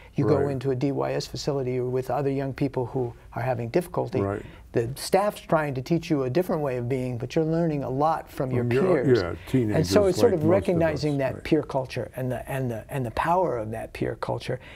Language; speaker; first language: English; native; English